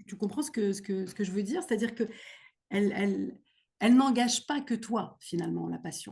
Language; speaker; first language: French; native; French